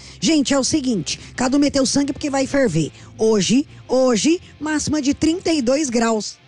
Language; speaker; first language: Portuguese; native; Portuguese